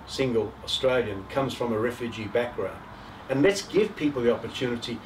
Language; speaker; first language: English; native; English